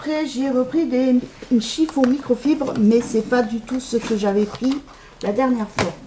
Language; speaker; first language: French; native; French